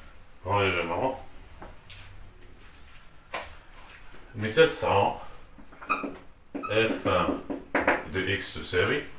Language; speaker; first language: Arabic; native; Arabic